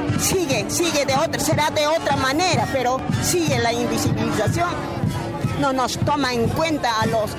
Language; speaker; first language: Spanish; non-native, local second language; Aymara